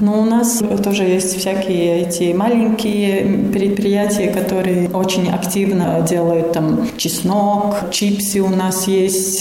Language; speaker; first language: Russian; non-native, local second language; Latvian